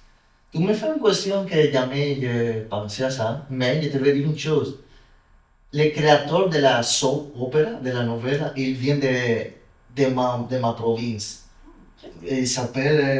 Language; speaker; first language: French; non-native, learner; Spanish